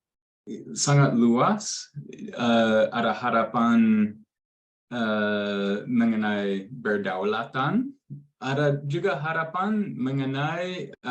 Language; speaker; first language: Indonesian; non-native, fluent; English